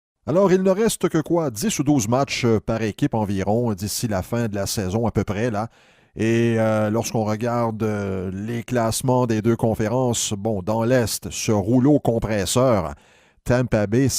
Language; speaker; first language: French; native; French